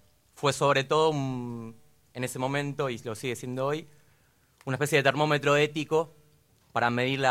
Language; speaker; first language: Spanish; native; Spanish